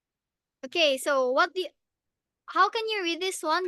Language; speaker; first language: English; non-native, local second language; Filipino